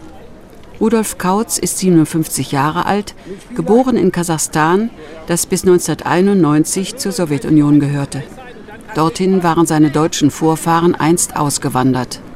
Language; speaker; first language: German; native; German